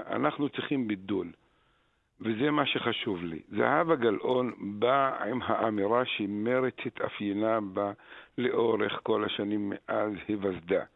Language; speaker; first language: Hebrew; non-native, local second language; Arabic